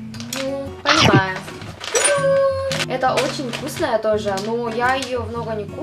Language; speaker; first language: Russian; non-native, learner; Korean